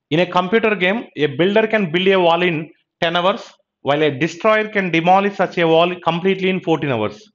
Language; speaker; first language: English; non-native, local second language; Telugu